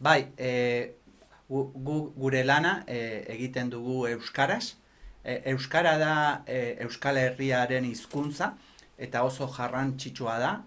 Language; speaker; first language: Basque; non-native, fluent; Spanish